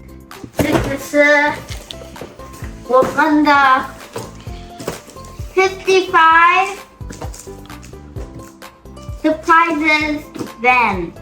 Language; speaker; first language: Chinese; early bilingual, heritage; Chinese